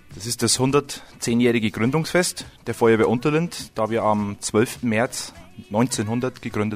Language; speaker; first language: German; native; German